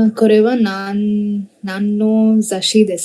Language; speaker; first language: Japanese; non-native, learner; Kannada